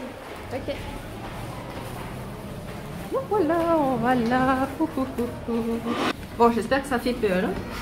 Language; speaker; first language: French; native; French